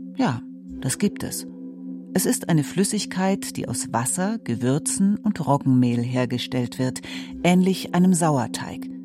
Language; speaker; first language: German; native; German